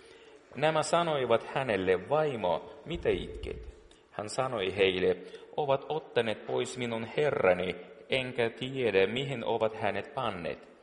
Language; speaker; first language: Finnish; non-native, fluent; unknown